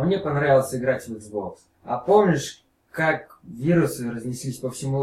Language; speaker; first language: Russian; native; Russian